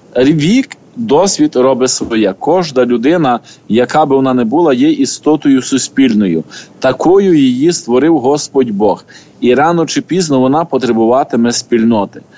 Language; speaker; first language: Ukrainian; native; Ukrainian